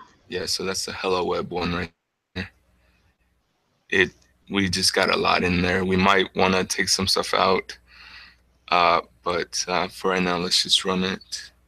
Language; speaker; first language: English; native; English